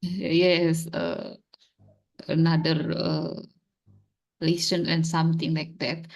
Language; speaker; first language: English; non-native, learner; Indonesian